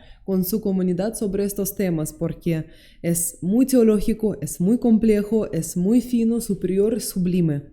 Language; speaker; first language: Spanish; non-native, fluent; Russian